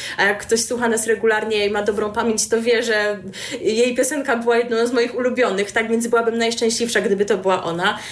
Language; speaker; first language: Polish; native; Polish